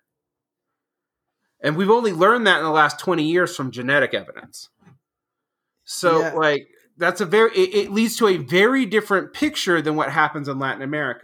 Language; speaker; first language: English; native; English